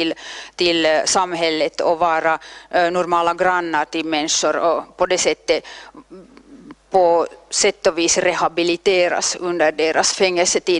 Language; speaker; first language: Swedish; non-native, local second language; Finnish